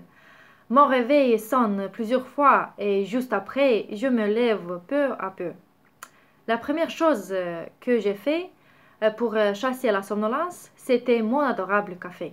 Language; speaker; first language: French; non-native, learner; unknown